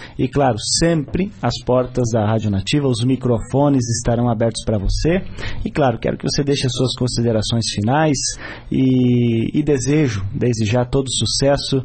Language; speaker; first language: Portuguese; native; Portuguese